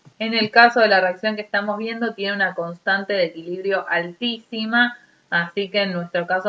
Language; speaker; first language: Spanish; native; Spanish